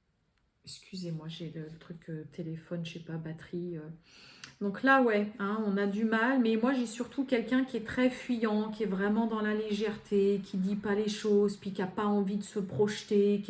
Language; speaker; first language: French; native; French